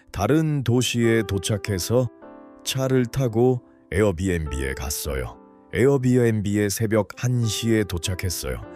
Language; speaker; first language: Korean; non-native, learner; Uzbek